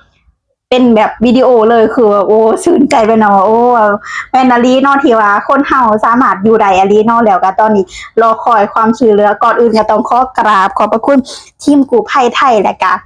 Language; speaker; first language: Thai; non-native, local second language; Lao